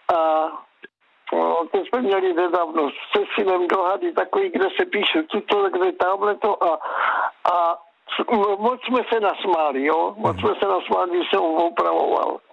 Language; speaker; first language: Czech; native; Czech